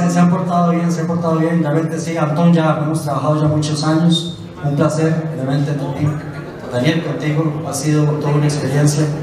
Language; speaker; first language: Spanish; native; Spanish